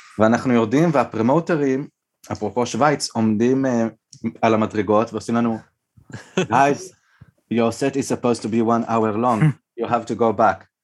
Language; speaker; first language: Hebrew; native; Hebrew